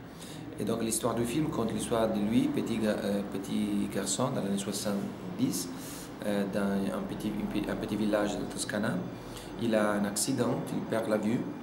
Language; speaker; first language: French; non-native, fluent; Italian